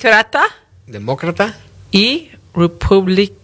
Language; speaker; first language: Spanish; early bilingual, other home language; English